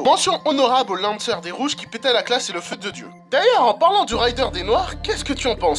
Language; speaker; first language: French; native; French